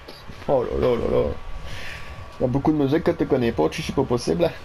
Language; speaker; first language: French; native; French